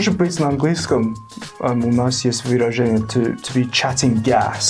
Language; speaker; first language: Russian; non-native, fluent; English